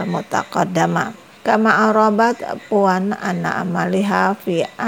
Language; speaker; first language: Arabic; non-native, fluent; Indonesian